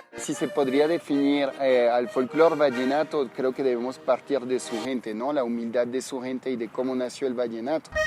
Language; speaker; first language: Spanish; non-native, fluent; French